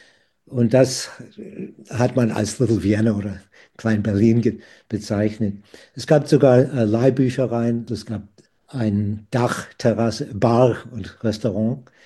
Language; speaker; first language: German; non-native, fluent; English